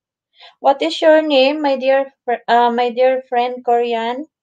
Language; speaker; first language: English; non-native, learner; Filipino